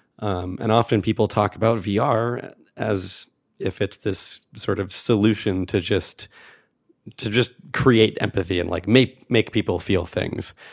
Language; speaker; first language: English; native; English